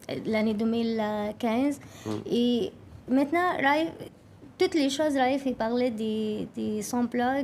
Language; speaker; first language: French; non-native, learner; Arabic